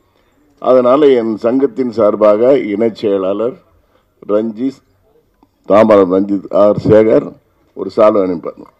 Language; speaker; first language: Tamil; native; Tamil